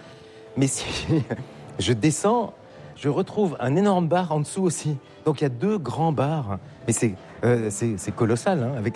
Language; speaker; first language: French; native; French